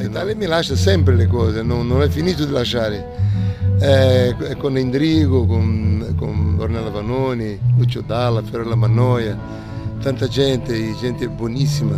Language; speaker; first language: Italian; non-native, fluent; Portuguese